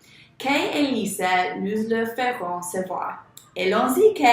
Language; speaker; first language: French; non-native, learner; English